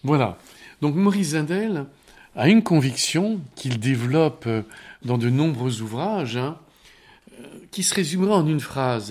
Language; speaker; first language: French; native; French